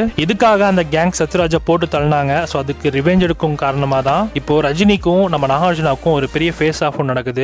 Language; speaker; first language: Tamil; native; Tamil